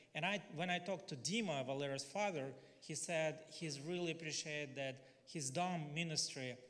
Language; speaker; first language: English; non-native, fluent; Russian